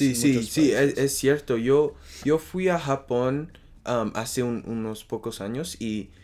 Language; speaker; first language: Spanish; non-native, learner; French